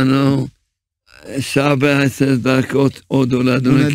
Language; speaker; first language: Hebrew; early bilingual, other home language; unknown